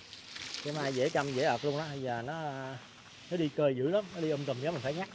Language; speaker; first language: Vietnamese; native; Vietnamese